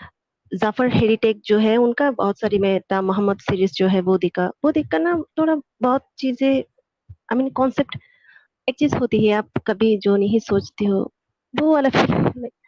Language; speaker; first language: Hindi; non-native, fluent; Bangla